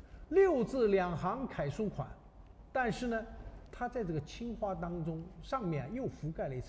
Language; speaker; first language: Chinese; native; Chinese